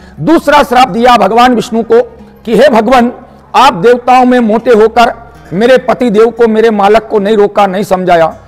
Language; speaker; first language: Hindi; non-native, local second language; Marathi